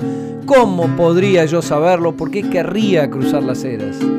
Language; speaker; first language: Spanish; native; Spanish